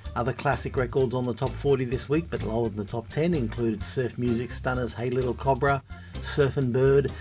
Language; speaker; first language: English; native; English